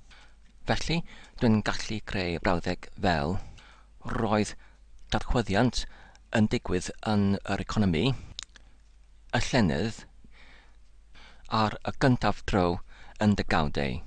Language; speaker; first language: Welsh; non-native, learner; English